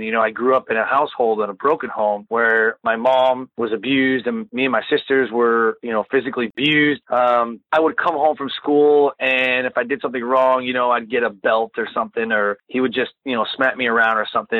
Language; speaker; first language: English; native; English